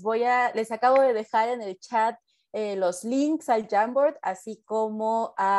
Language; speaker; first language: Spanish; native; Spanish